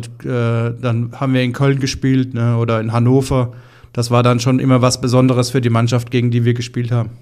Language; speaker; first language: German; native; German